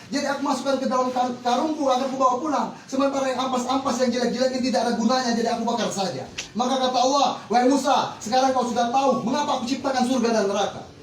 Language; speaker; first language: Indonesian; native; Indonesian